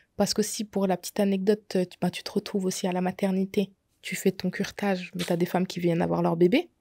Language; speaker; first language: French; native; French